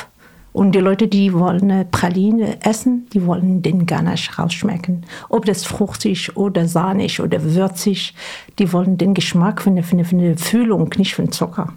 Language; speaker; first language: German; non-native, fluent; Arabic